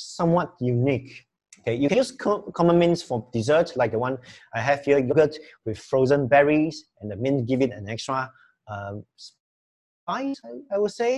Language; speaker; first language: English; non-native, local second language; Chinese